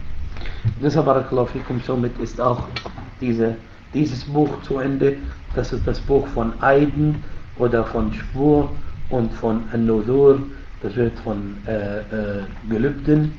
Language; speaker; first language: German; non-native, fluent; Arabic